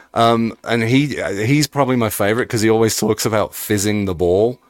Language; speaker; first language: English; native; English